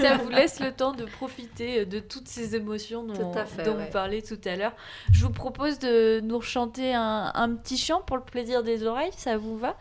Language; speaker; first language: French; native; French